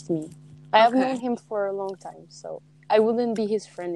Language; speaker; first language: English; non-native, fluent; French